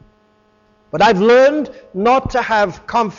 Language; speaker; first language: English; native; English